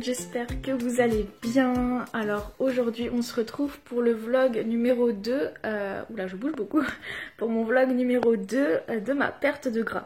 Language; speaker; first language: French; native; French